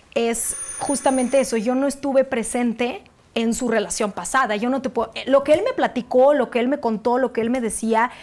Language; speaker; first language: Spanish; non-native, fluent; Russian